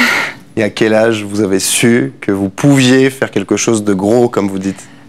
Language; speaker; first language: French; native; French